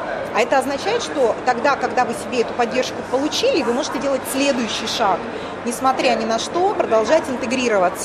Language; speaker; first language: Russian; native; Russian